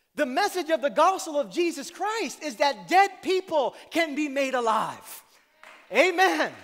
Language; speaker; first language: English; native; English